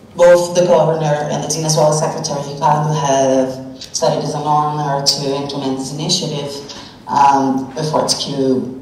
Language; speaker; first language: English; non-native, fluent; Portuguese